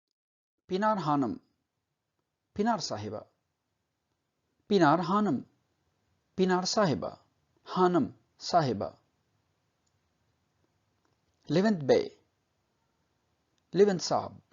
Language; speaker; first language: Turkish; non-native, fluent; Urdu